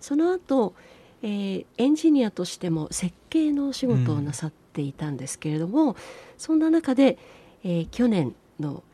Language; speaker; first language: Japanese; native; Japanese